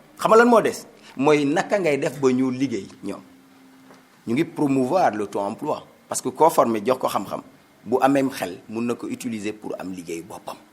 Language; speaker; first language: Wolof; non-native, local second language; Serer